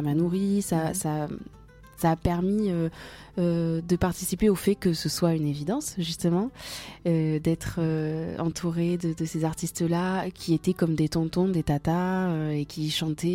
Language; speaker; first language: French; native; French